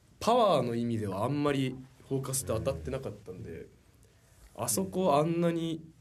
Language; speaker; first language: Japanese; native; Japanese